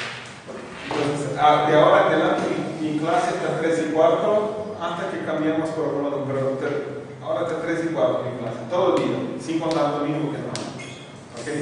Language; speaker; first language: Spanish; non-native, fluent; Portuguese